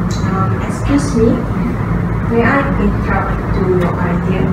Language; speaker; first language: English; non-native, local second language; Malay